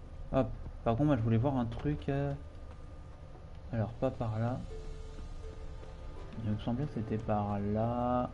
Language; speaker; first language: French; native; French